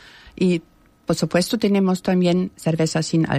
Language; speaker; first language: Spanish; non-native, fluent; German